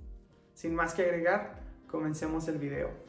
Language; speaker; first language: Spanish; native; Spanish